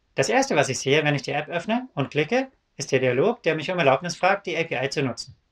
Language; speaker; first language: German; native; German